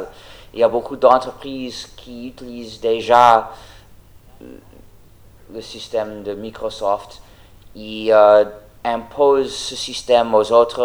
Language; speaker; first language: French; non-native, fluent; English